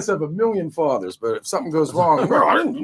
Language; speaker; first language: English; native; English